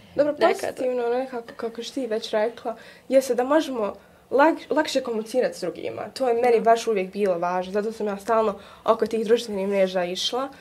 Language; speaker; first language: Bosnian; native; Bosnian